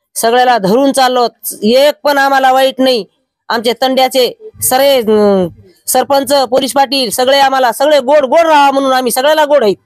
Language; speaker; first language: Marathi; non-native, local second language; Lambadi